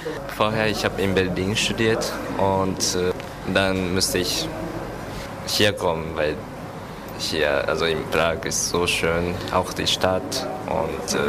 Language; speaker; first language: German; non-native, learner; Japanese